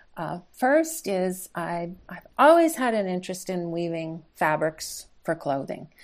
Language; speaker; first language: English; native; English